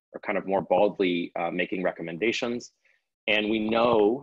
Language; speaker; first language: English; native; English